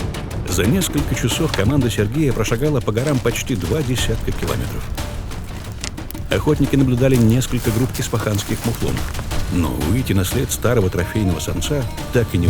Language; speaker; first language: Russian; native; Russian